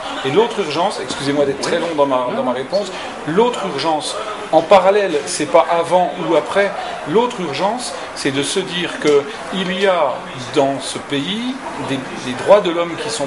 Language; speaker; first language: French; native; French